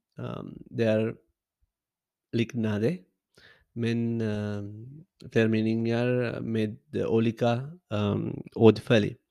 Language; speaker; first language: Swedish; non-native, learner; English